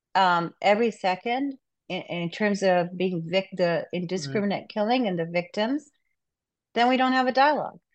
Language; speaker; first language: English; non-native, local second language; Urdu